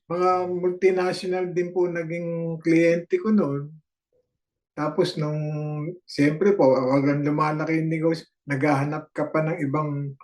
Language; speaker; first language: Filipino; native; Filipino